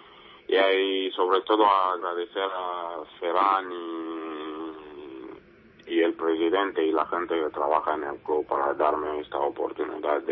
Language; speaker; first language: Spanish; non-native, learner; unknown